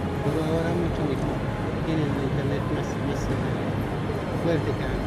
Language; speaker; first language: Spanish; non-native, learner; Arabic